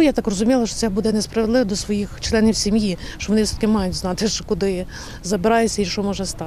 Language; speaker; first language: Ukrainian; native; Ukrainian